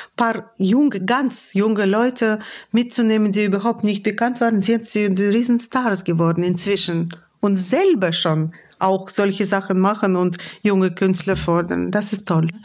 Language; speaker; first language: German; non-native, fluent; Russian